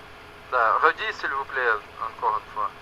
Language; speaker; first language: French; non-native, learner; Russian